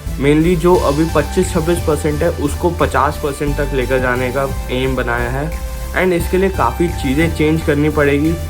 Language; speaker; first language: Hindi; native; Hindi